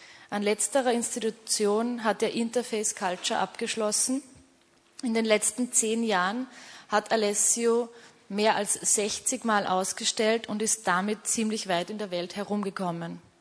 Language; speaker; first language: German; native; German